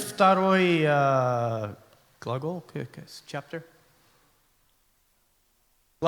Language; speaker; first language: Russian; non-native, learner; English